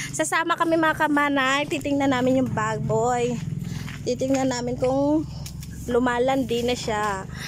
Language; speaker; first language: Filipino; non-native, local second language; Bikol